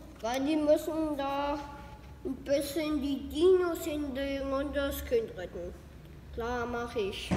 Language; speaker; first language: German; native; German